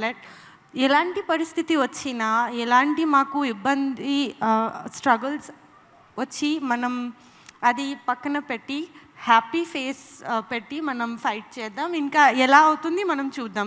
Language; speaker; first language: Telugu; non-native, local second language; Bangla